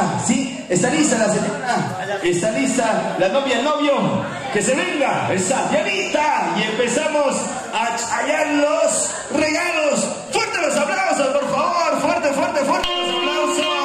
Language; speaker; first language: Spanish; native; Spanish